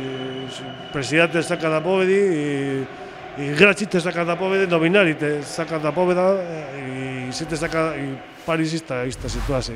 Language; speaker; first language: Macedonian; non-native, fluent; Spanish